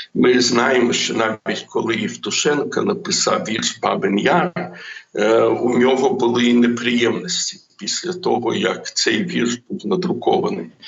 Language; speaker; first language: Ukrainian; non-native, local second language; Russian